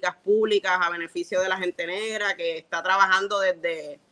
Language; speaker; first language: Spanish; native; Spanish